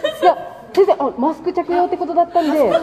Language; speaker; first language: Japanese; native; Japanese